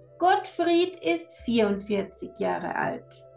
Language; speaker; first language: German; non-native, fluent; Spanish